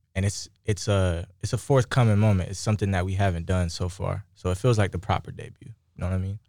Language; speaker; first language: English; native; English